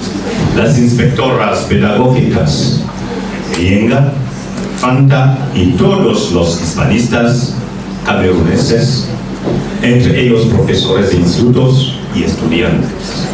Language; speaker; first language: Spanish; non-native, fluent; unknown